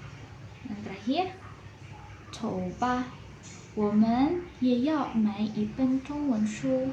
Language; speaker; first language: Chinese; non-native, learner; Indonesian